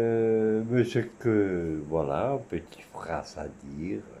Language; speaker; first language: French; non-native, fluent; Dutch